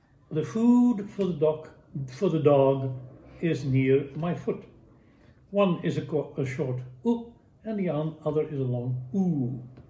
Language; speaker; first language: English; non-native, fluent; Dutch